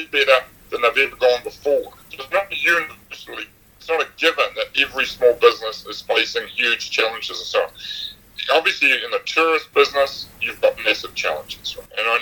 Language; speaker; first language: English; native; English